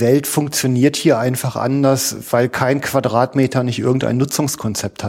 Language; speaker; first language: German; native; German